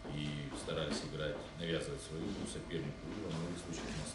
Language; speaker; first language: Russian; native; Russian